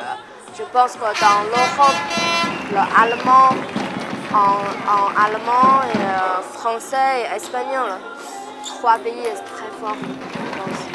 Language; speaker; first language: French; non-native, learner; Chinese